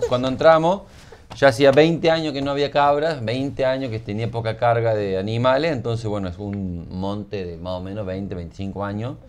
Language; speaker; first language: Spanish; native; Spanish